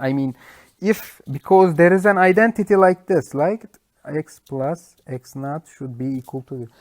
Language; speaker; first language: English; non-native, fluent; Turkish